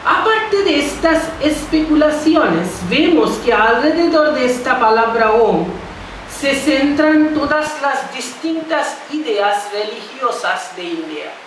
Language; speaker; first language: Spanish; non-native, fluent; Bangla